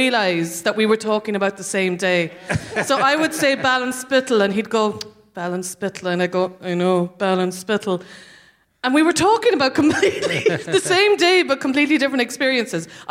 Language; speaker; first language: English; native; English